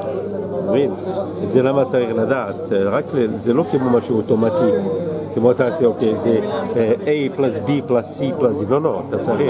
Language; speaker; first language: Hebrew; non-native, fluent; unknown